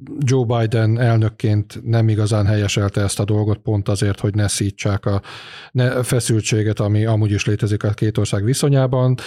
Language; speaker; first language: Hungarian; native; Hungarian